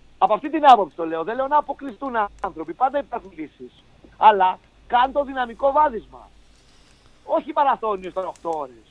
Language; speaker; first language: Greek; native; Greek